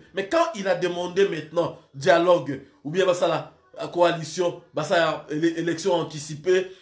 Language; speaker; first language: French; non-native, local second language; Lingala